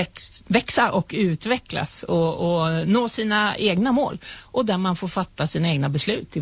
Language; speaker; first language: Swedish; native; Swedish